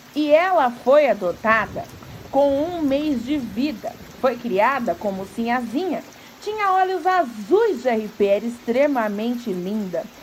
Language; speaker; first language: Portuguese; native; Portuguese